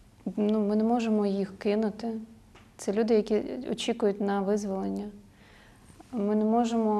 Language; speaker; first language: Ukrainian; non-native, local second language; Russian